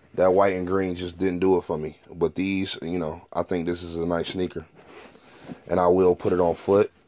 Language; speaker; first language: English; native; English